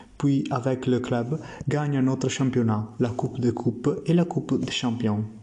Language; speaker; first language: French; non-native, learner; Italian